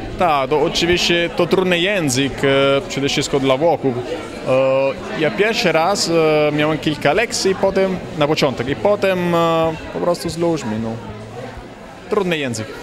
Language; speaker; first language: Polish; non-native, fluent; Italian